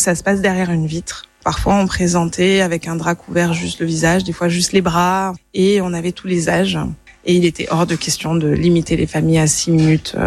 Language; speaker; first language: French; native; French